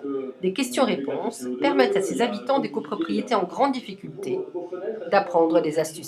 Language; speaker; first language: French; native; French